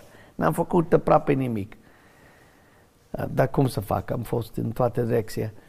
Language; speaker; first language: Romanian; non-native, learner; English